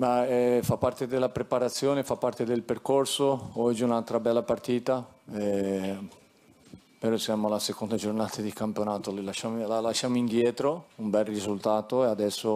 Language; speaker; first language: Italian; non-native, fluent; Portuguese